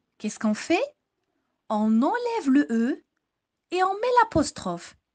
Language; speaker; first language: French; non-native, local second language; Arabic